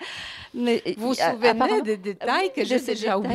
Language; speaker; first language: French; non-native, fluent; Polish